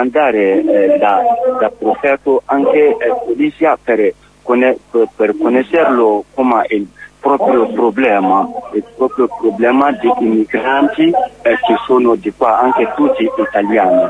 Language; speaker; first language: Italian; non-native, learner; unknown